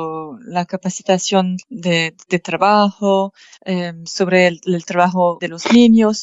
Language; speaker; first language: Spanish; non-native, fluent; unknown